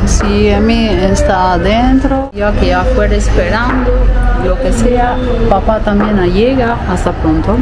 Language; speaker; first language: Spanish; non-native, fluent; Italian